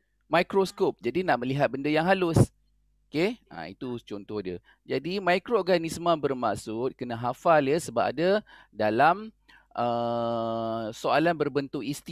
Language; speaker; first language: Malay; native; Malay